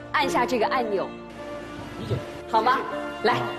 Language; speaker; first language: Chinese; native; Chinese